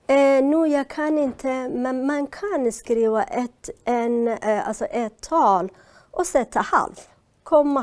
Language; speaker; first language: Swedish; non-native, learner; Persian